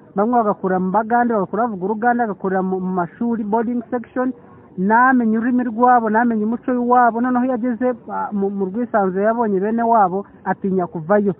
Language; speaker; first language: Kinyarwanda; early bilingual, heritage; Kinyarwanda